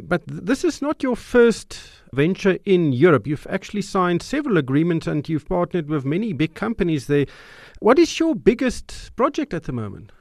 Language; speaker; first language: English; non-native, local second language; Afrikaans